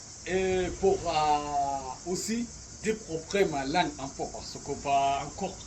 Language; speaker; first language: French; non-native, learner; Arabic